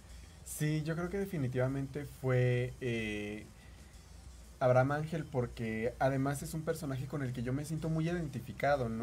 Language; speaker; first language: Spanish; native; Spanish